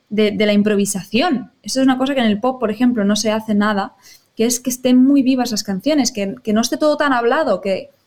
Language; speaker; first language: Spanish; native; Spanish